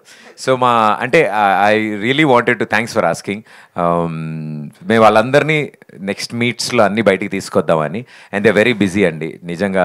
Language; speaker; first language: Telugu; native; Telugu